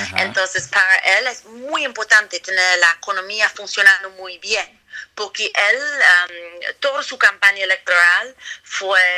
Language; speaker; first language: Spanish; non-native, fluent; English